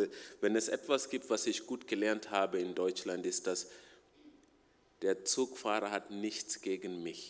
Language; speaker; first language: German; non-native, fluent; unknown